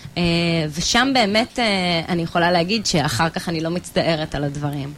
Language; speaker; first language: Hebrew; native; Hebrew